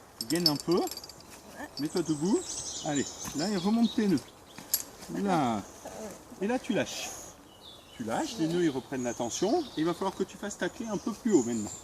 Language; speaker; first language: French; native; French